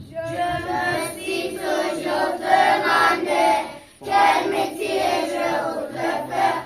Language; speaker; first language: French; non-native, learner; Turkish